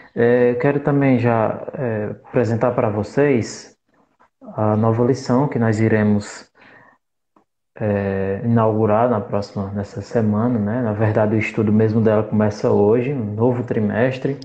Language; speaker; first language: Portuguese; native; Portuguese